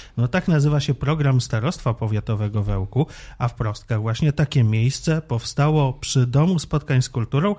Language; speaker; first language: Polish; native; Polish